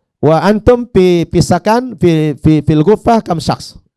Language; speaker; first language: Arabic; non-native, fluent; Indonesian